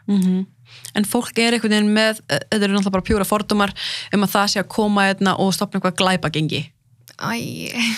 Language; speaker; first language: Icelandic; early bilingual, other home language; Arabic